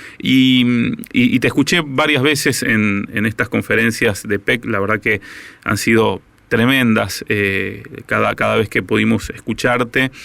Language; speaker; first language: Spanish; native; Spanish